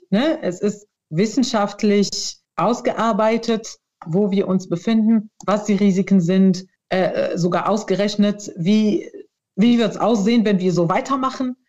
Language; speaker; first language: German; non-native, fluent; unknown